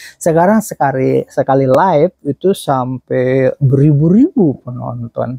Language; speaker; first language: Indonesian; native; Indonesian